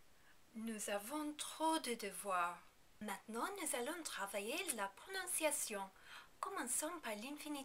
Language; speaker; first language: French; non-native, fluent; English